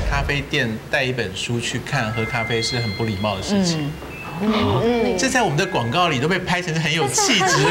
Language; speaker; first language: Chinese; native; Chinese